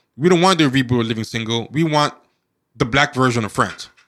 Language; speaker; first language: English; native; English